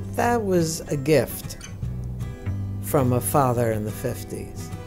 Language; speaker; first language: English; native; English